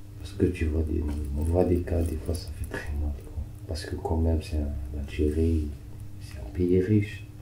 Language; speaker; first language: French; non-native, local second language; Arabic